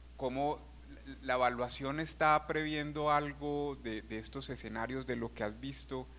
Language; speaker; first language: Spanish; native; Spanish